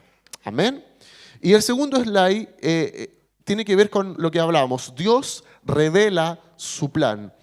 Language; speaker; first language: Spanish; native; Spanish